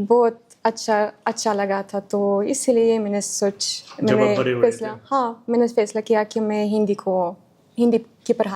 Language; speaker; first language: Hindi; non-native, fluent; Ukrainian